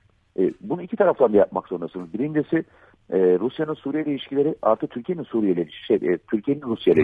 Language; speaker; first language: Turkish; native; Turkish